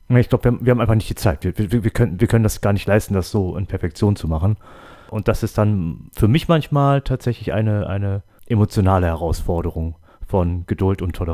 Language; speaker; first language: German; native; German